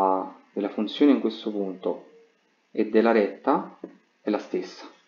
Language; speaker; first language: Italian; native; Italian